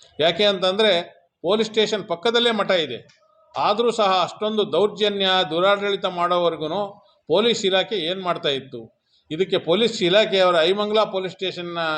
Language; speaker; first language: Kannada; non-native, local second language; Lambadi